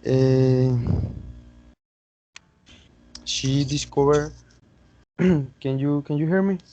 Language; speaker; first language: English; non-native, learner; Spanish